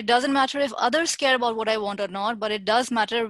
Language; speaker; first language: English; non-native, local second language; Hindi